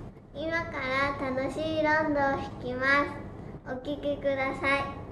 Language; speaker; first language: Japanese; early bilingual, other home language; Korean